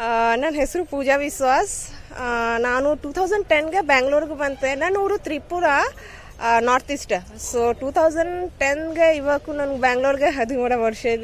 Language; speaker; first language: Kannada; non-native, local second language; Bangla